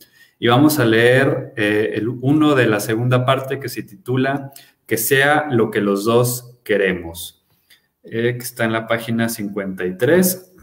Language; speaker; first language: Spanish; native; Spanish